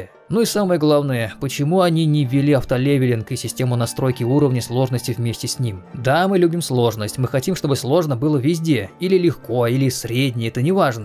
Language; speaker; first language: Russian; native; Russian